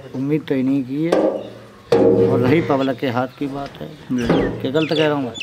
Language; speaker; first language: Hindi; native; Hindi